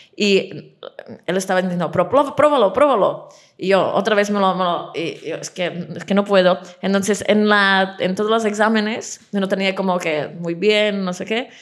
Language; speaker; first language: Spanish; non-native, fluent; Czech